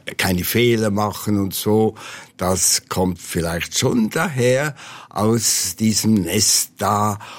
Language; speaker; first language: German; native; German